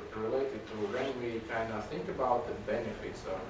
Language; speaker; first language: English; non-native, fluent; Latvian